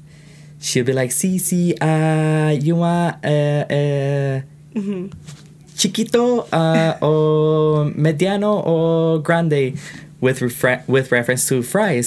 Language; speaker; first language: English; early bilingual, other home language; Spanish